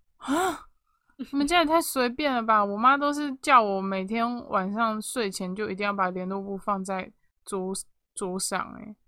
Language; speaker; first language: Chinese; native; Chinese